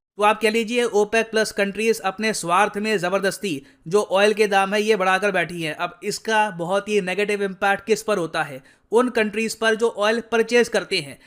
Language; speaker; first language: Hindi; native; Hindi